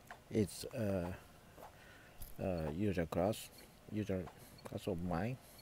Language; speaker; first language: English; non-native, learner; Japanese